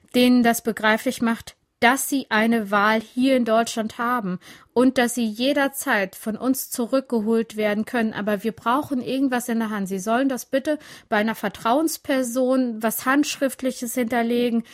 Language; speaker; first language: German; early bilingual, other home language; Albanian